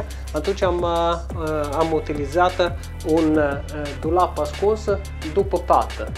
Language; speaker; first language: Romanian; non-native, local second language; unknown